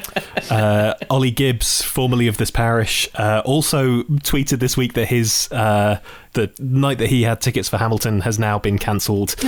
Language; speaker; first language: English; native; English